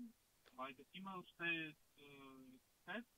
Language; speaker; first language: German; non-native, learner; Russian